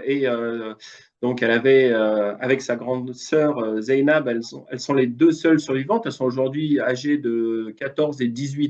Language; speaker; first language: French; native; French